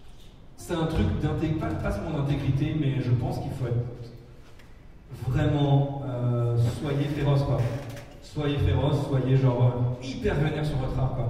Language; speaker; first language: French; native; French